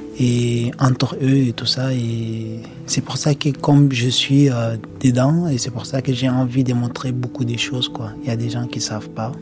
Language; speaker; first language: French; non-native, learner; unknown